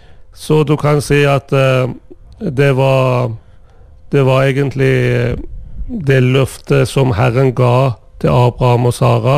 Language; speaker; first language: Swedish; non-native, fluent; Persian